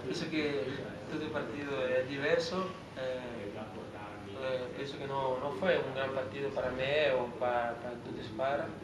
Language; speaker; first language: Italian; non-native, learner; Spanish